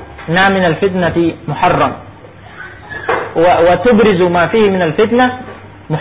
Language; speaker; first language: Arabic; non-native, fluent; Indonesian